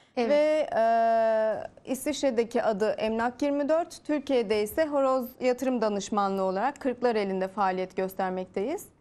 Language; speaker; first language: Turkish; native; Turkish